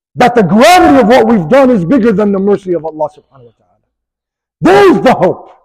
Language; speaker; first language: English; native; English